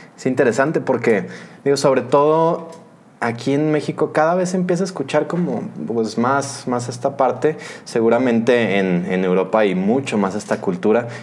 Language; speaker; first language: Spanish; native; Spanish